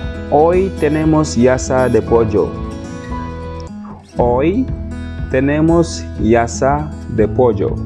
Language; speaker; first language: Spanish; non-native, fluent; Wolof